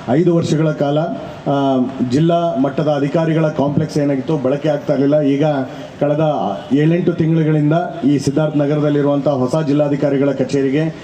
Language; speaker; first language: Kannada; native; Kannada